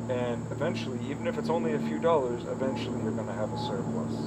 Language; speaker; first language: English; native; English